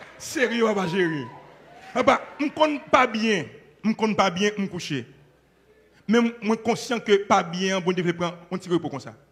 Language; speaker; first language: French; non-native, local second language; Haitian Creole